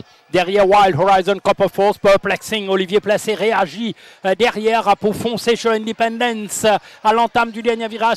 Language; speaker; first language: French; non-native, local second language; Morisyen